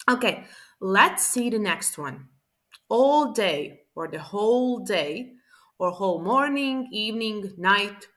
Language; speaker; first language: English; non-native, fluent; Latvian